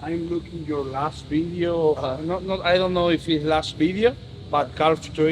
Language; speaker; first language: English; non-native, learner; Spanish